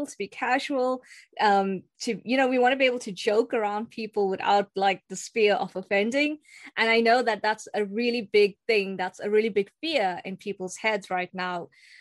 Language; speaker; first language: English; native; English